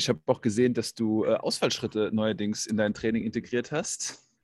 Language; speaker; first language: German; native; German